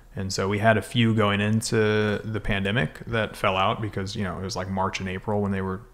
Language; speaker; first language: English; native; English